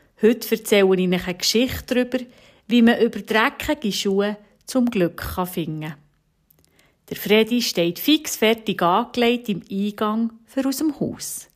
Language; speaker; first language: German; native; German